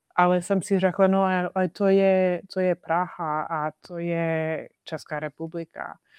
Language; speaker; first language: Czech; non-native, fluent; English